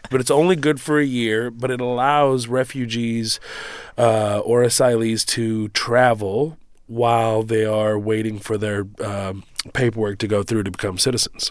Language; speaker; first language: English; early bilingual, other home language; Arabic